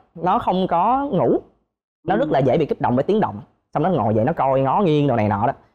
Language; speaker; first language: Vietnamese; non-native, local second language; Cantonese